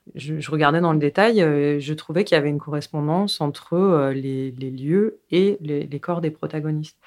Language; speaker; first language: French; native; French